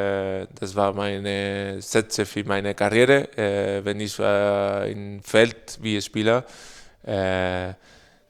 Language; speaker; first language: German; non-native, learner; Spanish